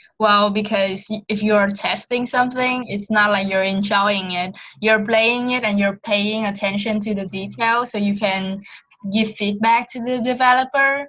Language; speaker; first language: English; non-native, fluent; Vietnamese